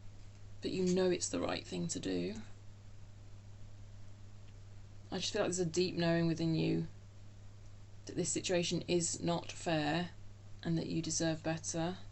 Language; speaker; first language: English; native; English